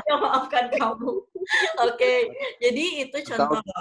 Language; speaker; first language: Indonesian; native; Indonesian